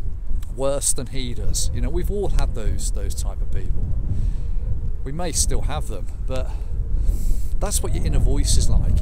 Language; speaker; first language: English; native; English